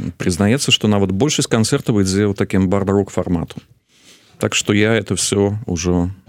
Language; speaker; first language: Belarusian; native; Belarusian